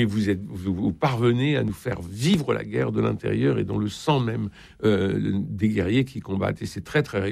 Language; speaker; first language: French; native; French